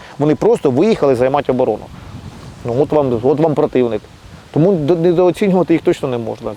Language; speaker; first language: Ukrainian; native; Ukrainian